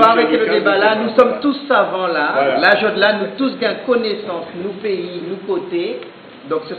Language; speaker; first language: French; native; French